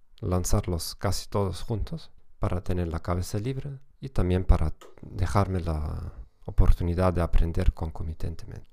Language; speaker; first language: Spanish; non-native, fluent; German